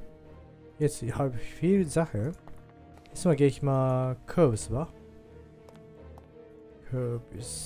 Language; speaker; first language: German; non-native, learner; Japanese